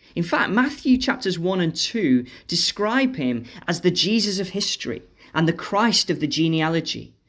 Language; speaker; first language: English; native; English